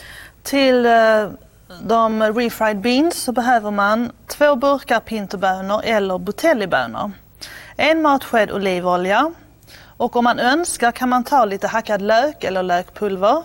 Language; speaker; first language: Swedish; native; Swedish